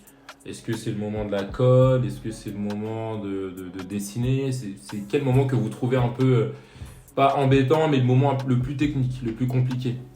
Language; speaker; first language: French; native; French